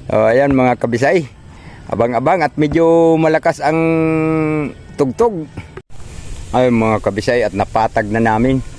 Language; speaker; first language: Filipino; native; Filipino